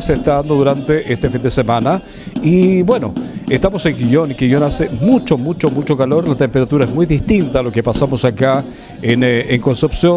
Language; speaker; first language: Spanish; native; Spanish